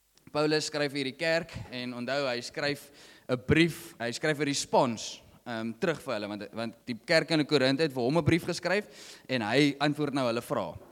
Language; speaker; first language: Afrikaans; native; Afrikaans